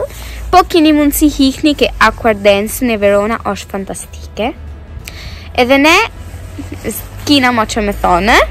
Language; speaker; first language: Albanian; early bilingual, heritage; Albanian